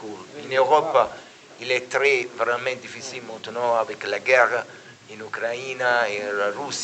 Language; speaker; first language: French; non-native, learner; Italian